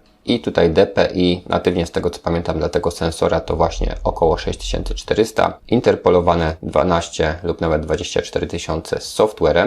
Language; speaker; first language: Polish; native; Polish